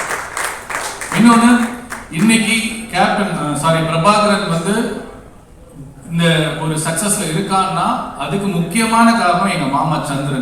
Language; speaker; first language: Tamil; native; Tamil